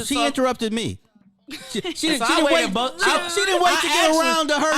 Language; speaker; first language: English; native; English